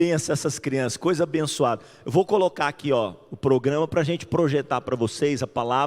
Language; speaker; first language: Portuguese; native; Portuguese